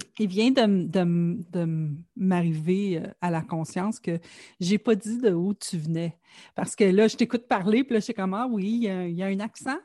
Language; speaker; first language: French; native; French